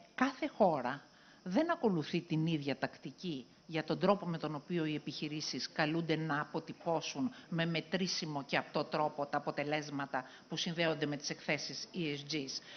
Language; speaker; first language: Greek; native; Greek